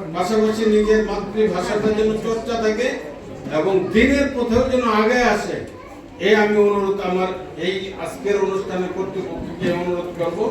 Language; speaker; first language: Bangla; native; Bangla